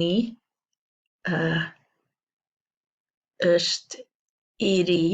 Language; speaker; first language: Albanian; non-native, learner; English